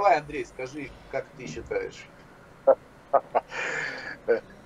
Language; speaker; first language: Russian; native; Russian